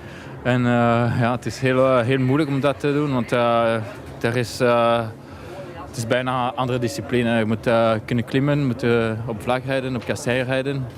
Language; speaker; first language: Dutch; non-native, local second language; French